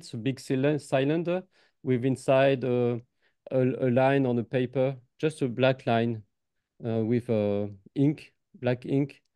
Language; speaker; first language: English; non-native, fluent; French